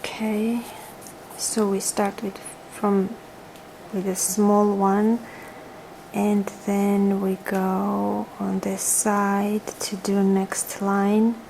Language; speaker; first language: English; non-native, fluent; Georgian